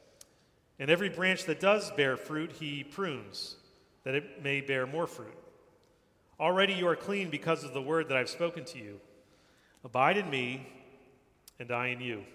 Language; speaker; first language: English; native; English